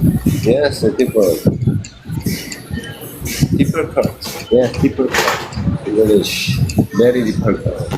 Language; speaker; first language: English; non-native, learner; Korean